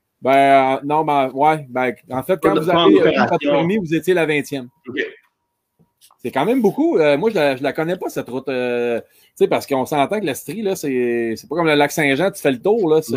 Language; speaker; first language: French; native; French